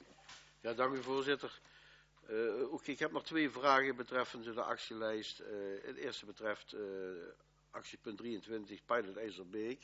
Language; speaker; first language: Dutch; native; Dutch